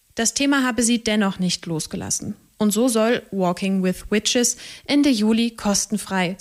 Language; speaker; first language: German; native; German